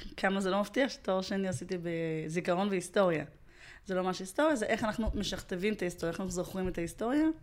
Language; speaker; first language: Hebrew; early bilingual, other home language; Russian